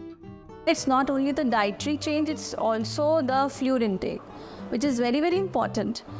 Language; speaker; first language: English; non-native, local second language; Hindi